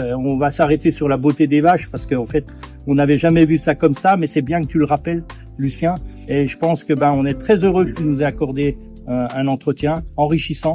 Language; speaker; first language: French; native; French